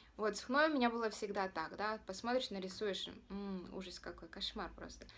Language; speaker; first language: Russian; native; Russian